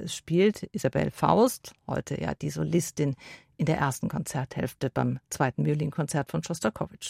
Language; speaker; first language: German; native; German